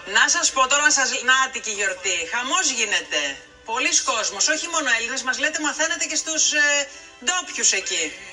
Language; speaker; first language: Greek; native; Greek